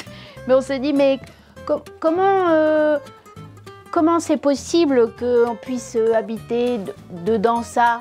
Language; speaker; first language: French; native; French